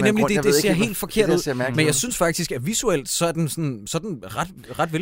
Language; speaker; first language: Danish; native; Danish